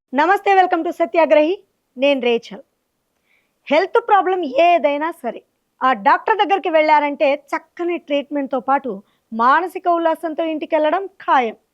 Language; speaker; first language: Telugu; native; Telugu